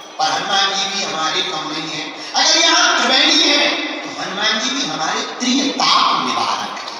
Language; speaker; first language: Hindi; native; Hindi